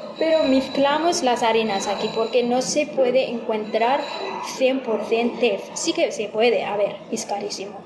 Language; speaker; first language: Spanish; non-native, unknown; Amharic